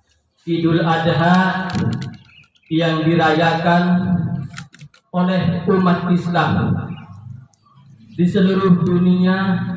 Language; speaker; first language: Indonesian; native; Indonesian